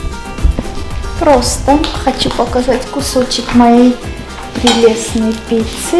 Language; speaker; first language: Russian; non-native, local second language; Armenian